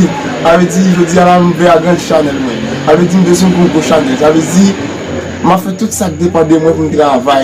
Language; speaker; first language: French; non-native, learner; Haitian Creole